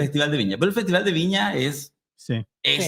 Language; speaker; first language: Spanish; native; Spanish